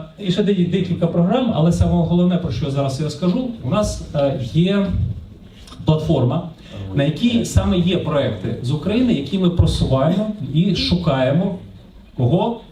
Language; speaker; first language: Ukrainian; non-native, local second language; Russian